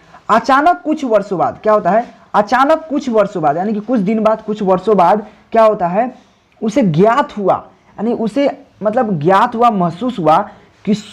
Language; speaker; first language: Hindi; native; Hindi